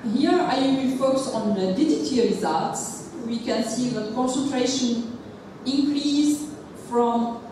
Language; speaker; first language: English; non-native, local second language; Arabic